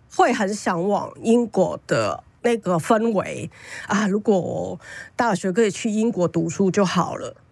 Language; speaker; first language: Chinese; non-native, fluent; Cantonese